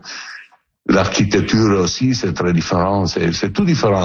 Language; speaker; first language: French; non-native, learner; Italian